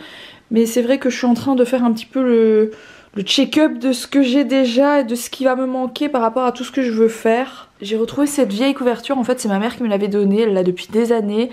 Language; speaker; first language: French; native; French